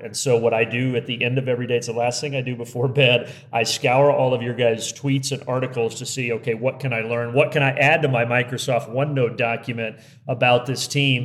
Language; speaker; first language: English; native; English